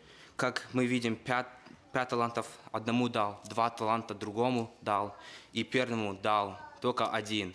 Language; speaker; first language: Russian; early bilingual, heritage; Russian